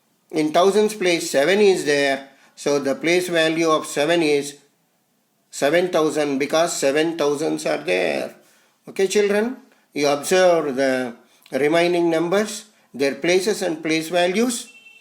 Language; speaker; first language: English; non-native, local second language; Telugu